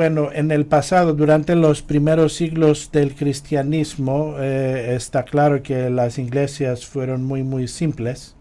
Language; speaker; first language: Spanish; non-native, fluent; Greek